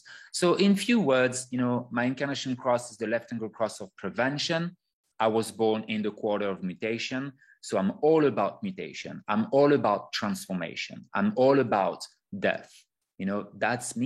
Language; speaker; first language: English; non-native, fluent; French